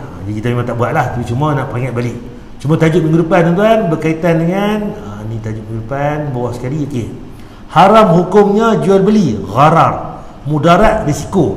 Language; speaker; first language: Malay; native; Malay